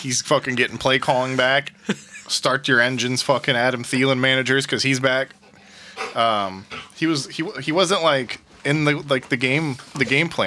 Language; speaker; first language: English; native; English